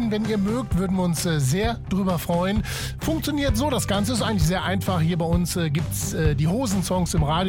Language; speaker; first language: German; native; German